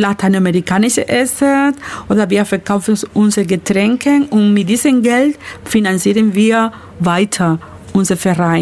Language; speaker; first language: German; non-native, learner; Spanish